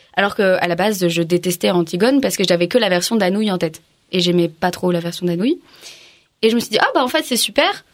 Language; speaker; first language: French; non-native, local second language; Arabic